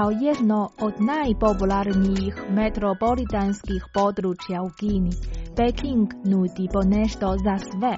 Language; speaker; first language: Croatian; native; Croatian